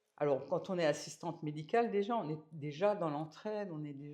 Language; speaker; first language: French; native; French